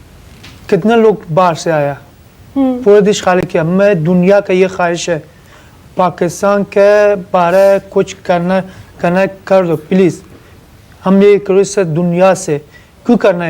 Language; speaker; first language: Hindi; non-native, learner; Persian